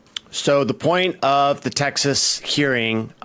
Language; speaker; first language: English; native; English